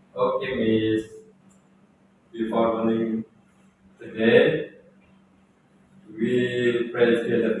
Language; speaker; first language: English; non-native, learner; Indonesian